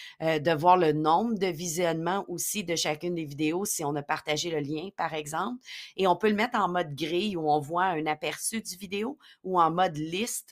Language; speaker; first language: French; native; French